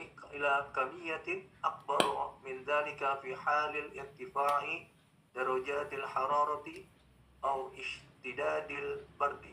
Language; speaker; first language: Arabic; non-native, learner; Indonesian